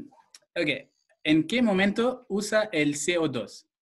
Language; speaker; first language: Spanish; non-native, fluent; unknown